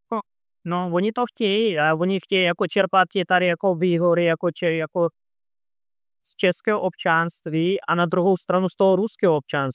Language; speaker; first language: Czech; non-native, fluent; Russian